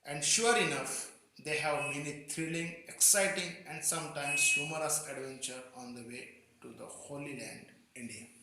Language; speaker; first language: English; non-native, local second language; Marathi